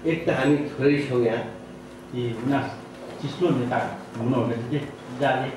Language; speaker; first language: Russian; non-native, learner; Nepali